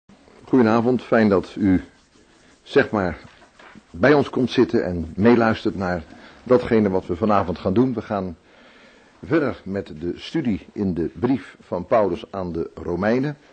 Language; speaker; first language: Dutch; native; Dutch